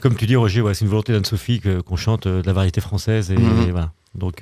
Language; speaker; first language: French; native; French